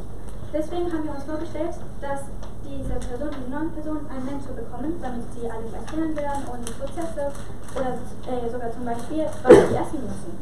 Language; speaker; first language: German; non-native, fluent; Spanish